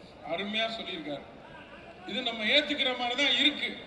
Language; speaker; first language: Tamil; native; Tamil